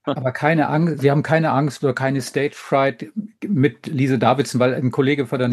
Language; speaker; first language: German; native; German